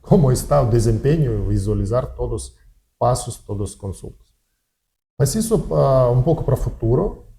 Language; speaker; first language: Portuguese; non-native, learner; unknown